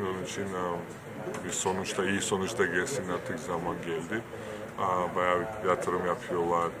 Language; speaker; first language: Turkish; non-native, fluent; Georgian